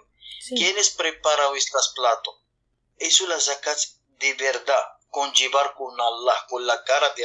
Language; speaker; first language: Spanish; non-native, learner; Arabic